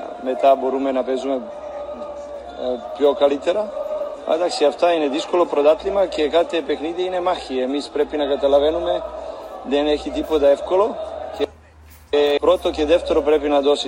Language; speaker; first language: Greek; non-native, learner; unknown